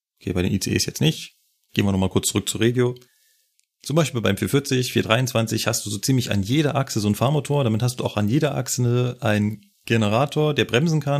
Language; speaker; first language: German; native; German